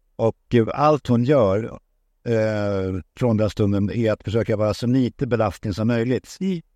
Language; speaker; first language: Swedish; native; Swedish